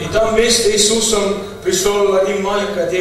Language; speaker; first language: Russian; non-native, learner; Estonian